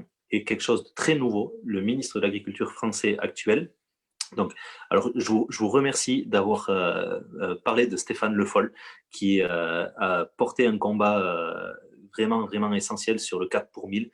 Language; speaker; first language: French; native; French